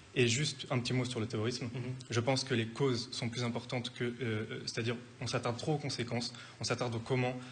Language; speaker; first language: French; native; French